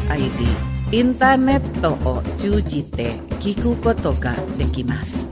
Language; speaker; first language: Japanese; non-native, fluent; Indonesian